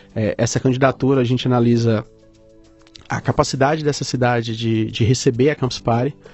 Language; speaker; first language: Portuguese; native; Portuguese